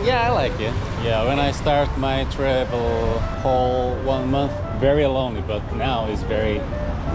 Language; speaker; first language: English; non-native, learner; Korean